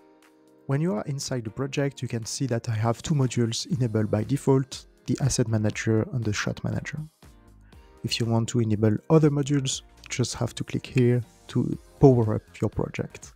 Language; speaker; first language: English; non-native, fluent; French